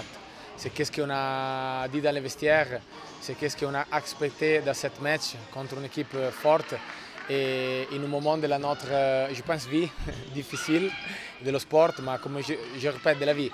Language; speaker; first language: French; non-native, fluent; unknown